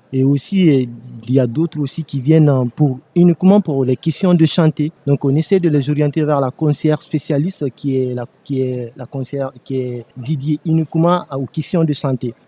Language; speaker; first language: French; non-native, local second language; Fula